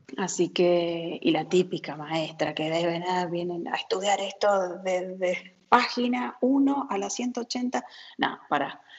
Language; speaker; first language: Spanish; native; Spanish